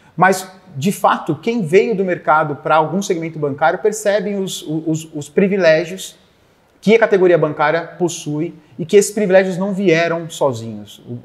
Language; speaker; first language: Portuguese; native; Portuguese